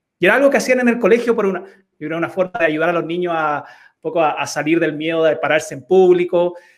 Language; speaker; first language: Spanish; early bilingual, heritage; Spanish